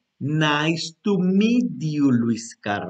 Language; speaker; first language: English; non-native, learner; Spanish